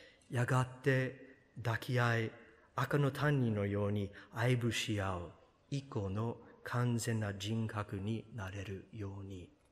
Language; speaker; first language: Japanese; non-native, fluent; English